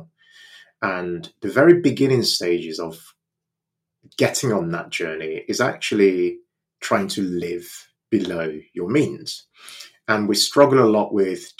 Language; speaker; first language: English; non-native, local second language; Yoruba